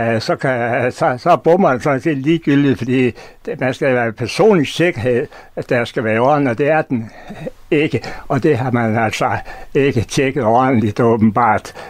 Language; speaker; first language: Danish; native; Danish